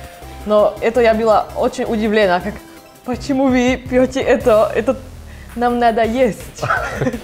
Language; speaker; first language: Russian; non-native, learner; Slovak